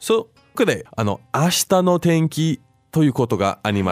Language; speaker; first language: Japanese; non-native, fluent; English